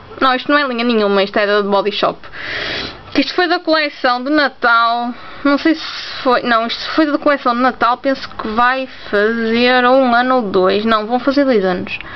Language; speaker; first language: Portuguese; native; Portuguese